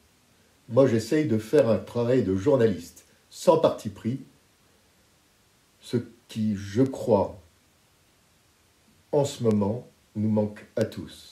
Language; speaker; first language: French; native; French